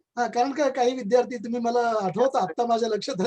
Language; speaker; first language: Marathi; non-native, local second language; Kannada